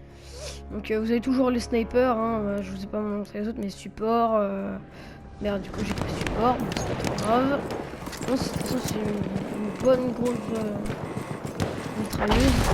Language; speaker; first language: French; native; French